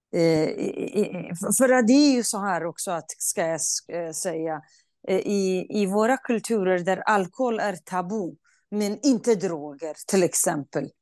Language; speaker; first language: Swedish; non-native, fluent; Kurdish